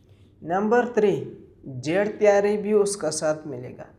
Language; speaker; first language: Hindi; non-native, local second language; Pashto